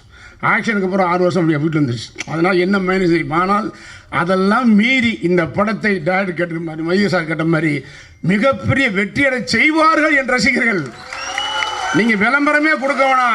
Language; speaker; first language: Tamil; native; Tamil